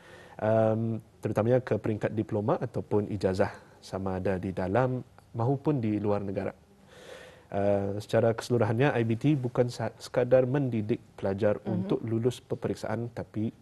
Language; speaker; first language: Malay; native; Malay